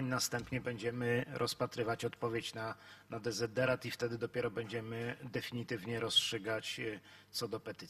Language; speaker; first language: Polish; native; Polish